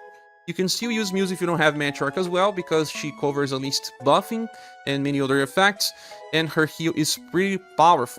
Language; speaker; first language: English; non-native, fluent; Portuguese